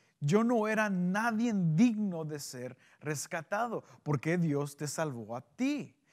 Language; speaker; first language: Spanish; early bilingual, heritage; Spanish